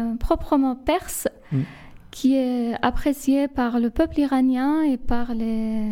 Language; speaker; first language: French; non-native, fluent; Persian